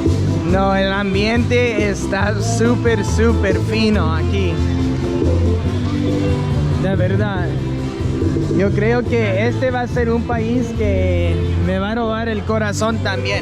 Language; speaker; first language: Spanish; non-native, fluent; English